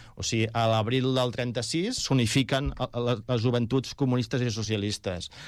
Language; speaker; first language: Catalan; non-native, local second language; Spanish